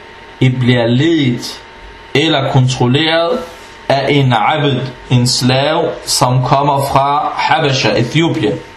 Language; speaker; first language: Danish; non-native, fluent; Arabic